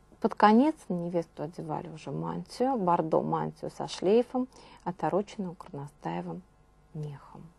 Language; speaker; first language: Russian; native; Russian